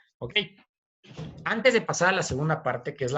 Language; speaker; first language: Spanish; native; Spanish